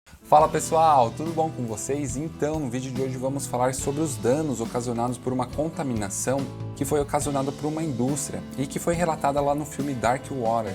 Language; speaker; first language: Portuguese; native; Portuguese